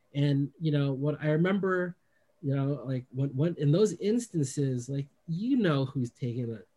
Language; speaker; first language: English; native; English